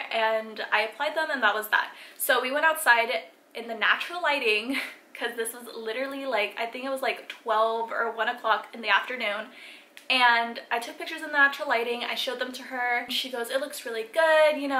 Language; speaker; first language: English; early bilingual, other home language; Spanish